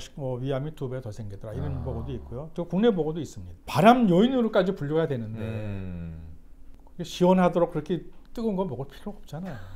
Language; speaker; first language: Korean; native; Korean